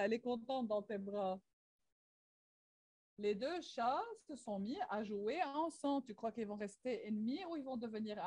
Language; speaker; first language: French; non-native, local second language; Arabic